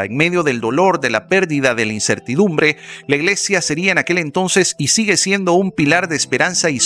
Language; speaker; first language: Spanish; native; Spanish